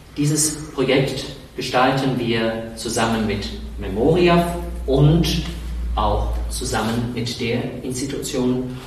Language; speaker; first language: German; native; German